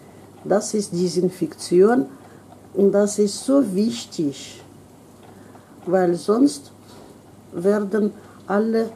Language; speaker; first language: German; non-native, local second language; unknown